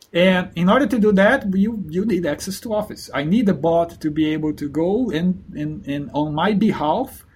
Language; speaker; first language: English; non-native, fluent; Portuguese